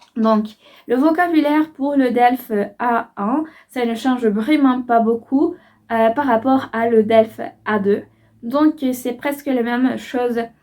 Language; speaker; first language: French; non-native, fluent; Spanish